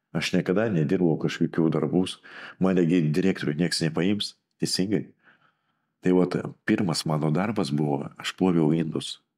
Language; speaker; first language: Lithuanian; non-native, local second language; Russian